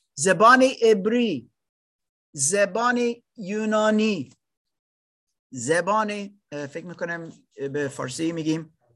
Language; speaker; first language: Persian; non-native, learner; German